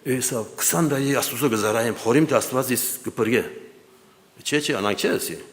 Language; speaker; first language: Armenian; early bilingual, heritage; Armenian